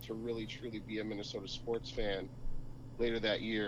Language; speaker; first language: English; native; English